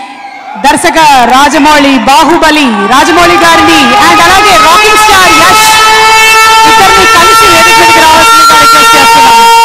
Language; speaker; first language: Telugu; native; Telugu